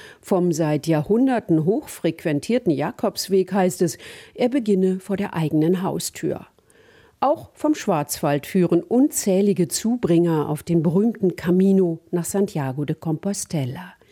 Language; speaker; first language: German; native; German